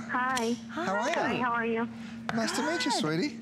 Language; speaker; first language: English; native; English